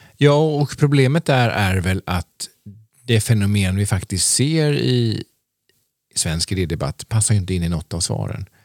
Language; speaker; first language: Swedish; native; Swedish